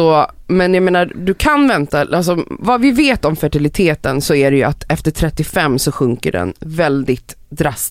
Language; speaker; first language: Swedish; native; Swedish